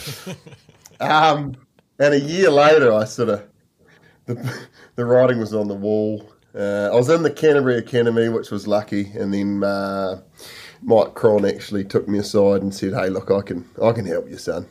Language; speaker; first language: English; native; English